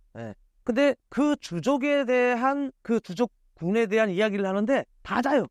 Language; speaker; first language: Korean; native; Korean